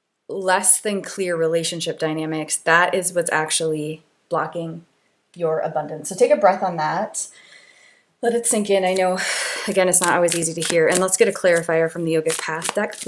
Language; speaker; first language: English; native; English